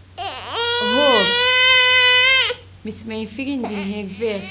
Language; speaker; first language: Dutch; non-native, learner; Arabic